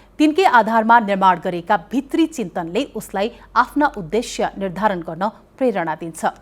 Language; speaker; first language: Nepali; native; Nepali